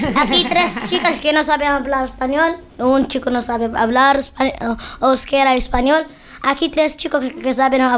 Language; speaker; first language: Spanish; non-native, learner; Arabic